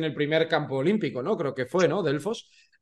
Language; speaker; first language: Spanish; native; Spanish